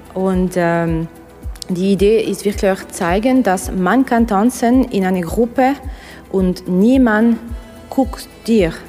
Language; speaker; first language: German; non-native, fluent; Russian